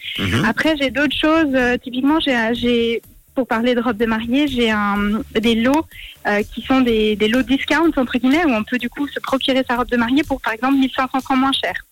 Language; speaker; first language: French; native; French